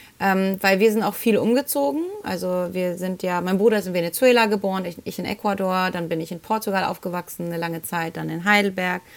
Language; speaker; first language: German; early bilingual, other home language; Spanish